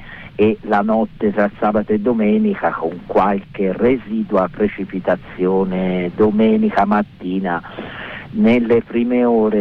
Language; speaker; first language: Italian; native; Italian